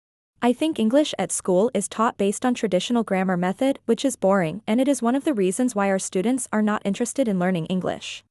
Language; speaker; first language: English; non-native, learner; Vietnamese